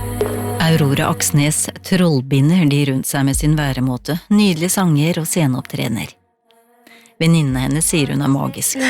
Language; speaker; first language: Norwegian; native; Norwegian